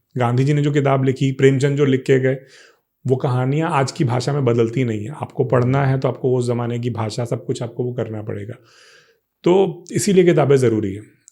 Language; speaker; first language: Hindi; non-native, local second language; Bangla